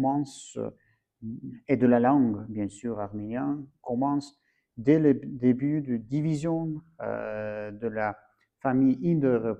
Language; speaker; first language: French; non-native, fluent; Armenian